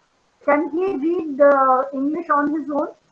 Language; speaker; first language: English; non-native, local second language; Hindi